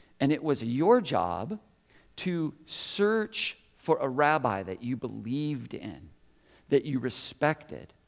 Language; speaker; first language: English; native; English